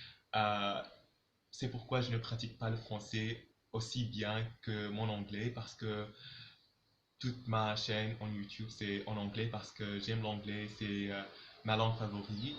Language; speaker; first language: French; non-native, local second language; Arabic